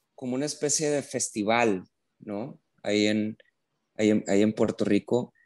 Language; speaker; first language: Spanish; native; Spanish